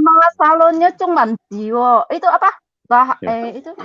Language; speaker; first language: Indonesian; non-native, learner; Cantonese